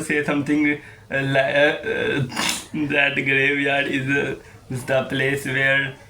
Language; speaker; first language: English; non-native, local second language; Urdu